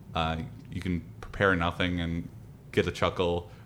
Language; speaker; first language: English; native; English